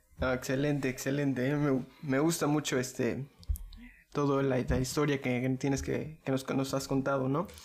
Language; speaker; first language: Spanish; native; Spanish